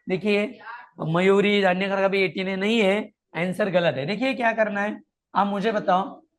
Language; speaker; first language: Hindi; non-native, local second language; Marathi